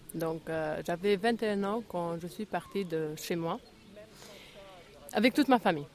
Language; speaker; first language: French; non-native, fluent; Albanian